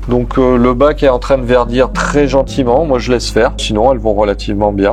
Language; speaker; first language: French; native; French